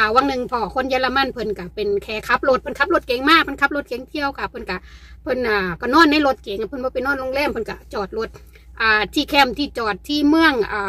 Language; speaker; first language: Thai; native; Thai